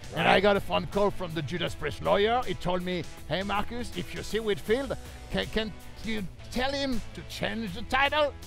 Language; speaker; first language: English; non-native, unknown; French